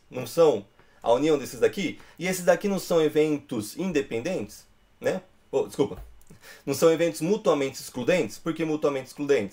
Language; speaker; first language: Portuguese; native; Portuguese